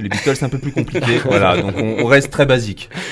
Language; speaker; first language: French; native; French